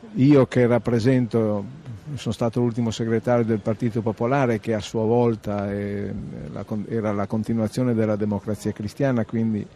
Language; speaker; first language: Italian; native; Italian